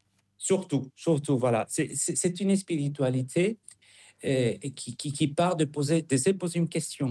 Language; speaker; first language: French; non-native, fluent; Spanish